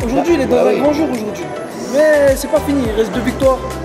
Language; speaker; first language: French; native; French